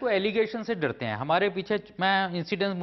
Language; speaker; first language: Hindi; native; Hindi